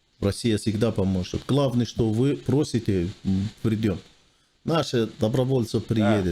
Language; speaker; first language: Russian; non-native, fluent; Armenian